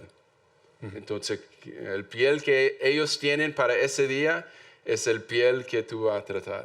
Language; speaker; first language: Spanish; non-native, learner; English